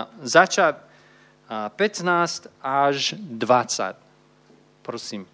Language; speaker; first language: Slovak; non-native, fluent; English